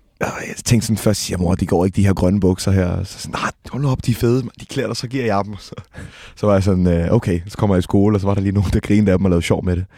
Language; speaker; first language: Danish; native; Danish